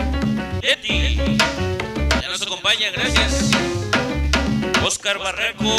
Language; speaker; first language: Spanish; native; Spanish